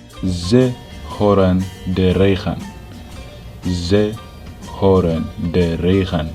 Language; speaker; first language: Dutch; non-native, fluent; Tigrinya